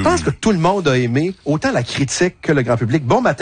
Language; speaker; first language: French; native; French